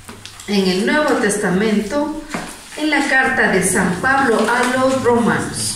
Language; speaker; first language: Spanish; native; Spanish